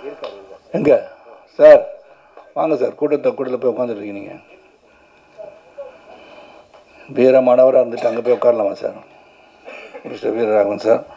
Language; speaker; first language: Tamil; native; Tamil